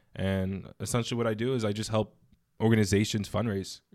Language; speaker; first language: English; native; English